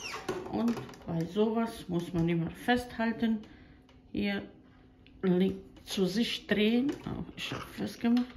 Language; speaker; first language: German; non-native, learner; Croatian